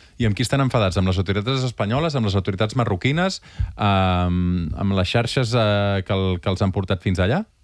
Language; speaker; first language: Catalan; native; Catalan